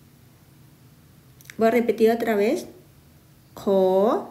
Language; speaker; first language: Spanish; non-native, fluent; Thai